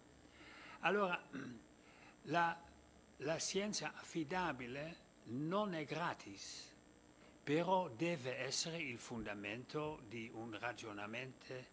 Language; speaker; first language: Italian; non-native, fluent; Dutch